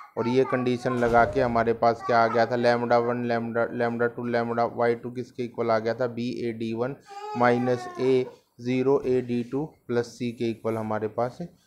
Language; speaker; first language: Hindi; native; Hindi